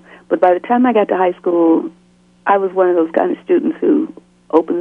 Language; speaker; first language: English; native; English